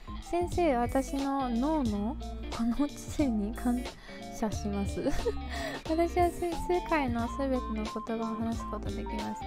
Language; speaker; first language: Japanese; early bilingual, other home language; English